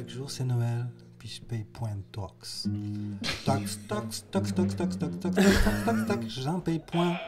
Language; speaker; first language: French; native; French